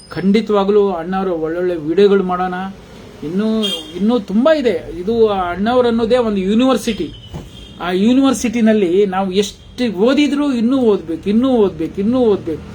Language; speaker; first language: Kannada; non-native, local second language; Konkani